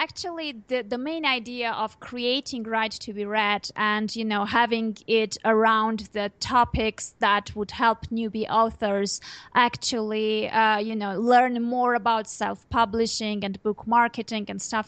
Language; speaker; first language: English; non-native, fluent; Armenian